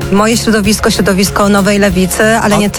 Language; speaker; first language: Polish; native; Polish